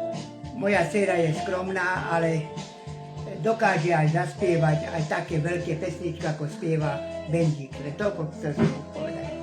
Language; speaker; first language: Slovak; non-native, local second language; Romany